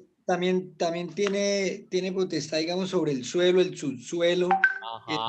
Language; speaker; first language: Spanish; native; Spanish